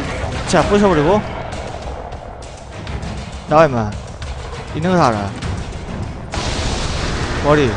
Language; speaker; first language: Korean; native; Korean